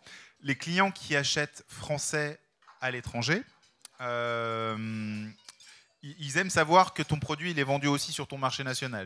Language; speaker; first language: French; native; French